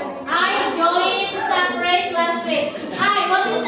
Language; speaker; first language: English; non-native, local second language; Indonesian